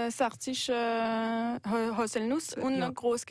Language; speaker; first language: German; non-native, local second language; French